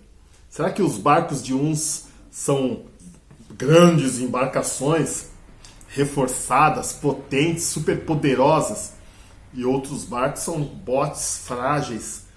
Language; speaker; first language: Portuguese; native; Portuguese